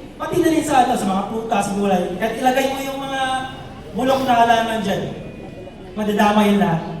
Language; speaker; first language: Filipino; non-native, local second language; Cebuano